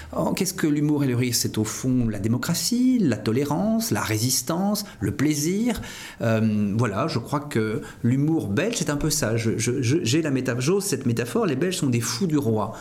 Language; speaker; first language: French; native; French